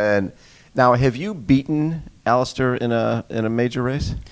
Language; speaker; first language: English; native; English